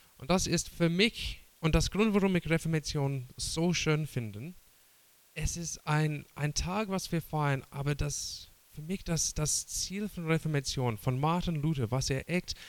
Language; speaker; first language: German; non-native, learner; English